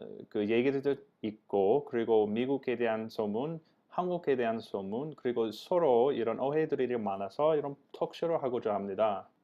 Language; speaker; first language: Korean; non-native, fluent; English